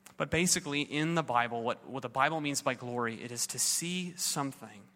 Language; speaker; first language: English; native; English